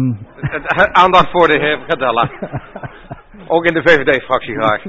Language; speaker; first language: Dutch; native; Dutch